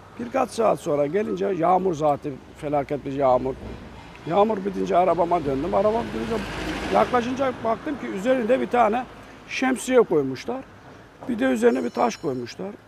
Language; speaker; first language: Turkish; native; Turkish